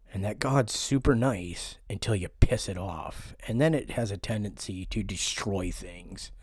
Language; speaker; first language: English; native; English